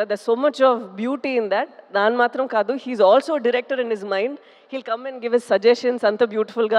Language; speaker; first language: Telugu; non-native, fluent; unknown